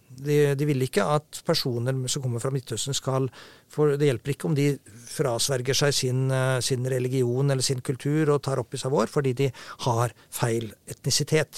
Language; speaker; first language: Norwegian; native; Norwegian